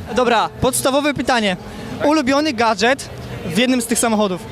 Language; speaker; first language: Polish; native; Polish